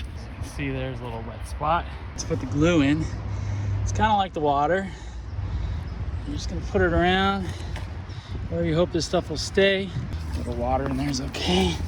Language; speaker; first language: English; native; English